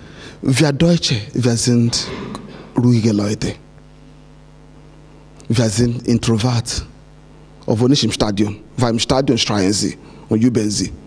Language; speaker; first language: German; non-native, fluent; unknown